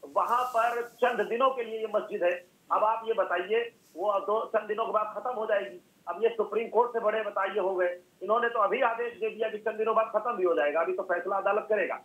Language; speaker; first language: Hindi; native; Hindi